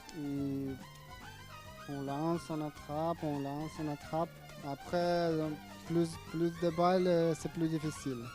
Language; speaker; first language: French; non-native, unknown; Ukrainian